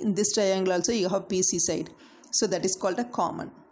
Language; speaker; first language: English; non-native, local second language; Tamil